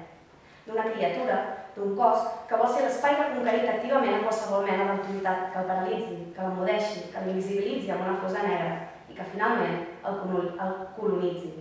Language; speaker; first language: Catalan; native; Catalan